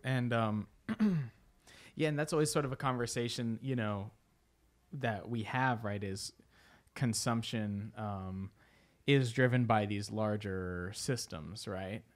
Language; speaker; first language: English; early bilingual, other home language; Spanish